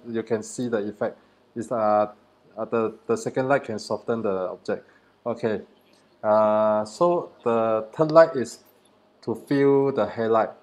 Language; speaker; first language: English; non-native, learner; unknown